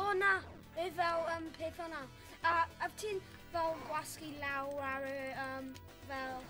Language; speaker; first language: Welsh; non-native, local second language; English